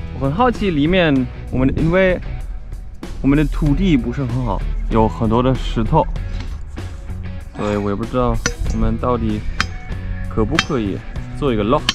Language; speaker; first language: Chinese; non-native, fluent; German